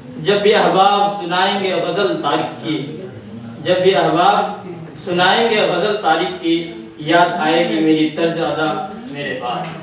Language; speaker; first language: Urdu; native; Urdu